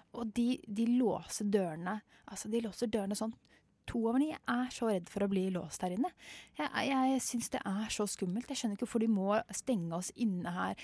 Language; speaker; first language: Norwegian; native; Norwegian